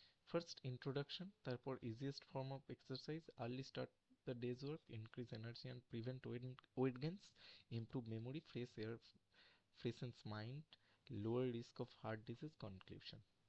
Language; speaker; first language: English; non-native, local second language; Bangla